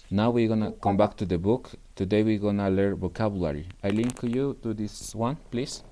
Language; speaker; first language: English; non-native, fluent; Spanish